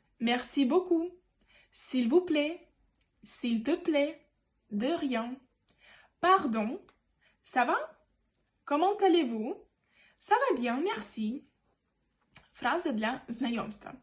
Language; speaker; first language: French; non-native, fluent; Ukrainian